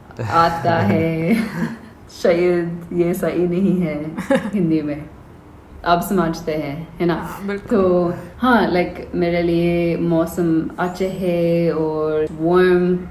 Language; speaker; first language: Hindi; non-native, learner; English